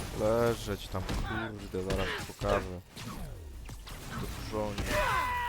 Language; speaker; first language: Polish; native; Polish